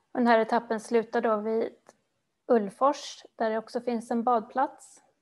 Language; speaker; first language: Swedish; native; Swedish